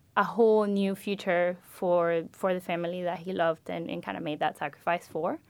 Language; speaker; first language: English; non-native, fluent; Spanish